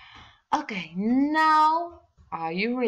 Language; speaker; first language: English; non-native, learner; Spanish